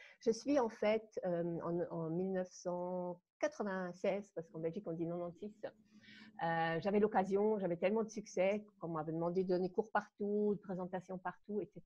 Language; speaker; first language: French; non-native, fluent; German